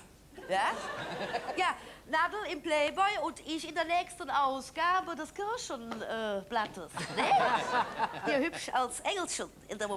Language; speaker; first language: German; native; German